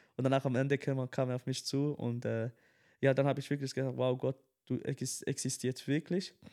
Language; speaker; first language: German; early bilingual, other home language; Tamil